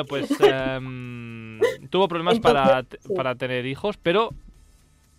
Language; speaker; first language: Spanish; native; Spanish